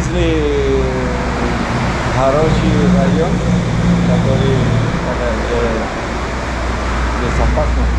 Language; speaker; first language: Russian; non-native, learner; Spanish